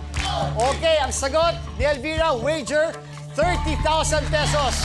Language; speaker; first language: Filipino; native; Filipino